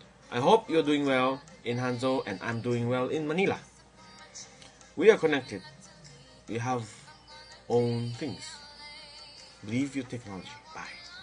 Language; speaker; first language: English; non-native, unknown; Chinese